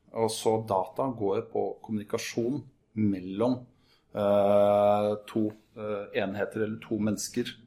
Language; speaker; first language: Norwegian; native; Norwegian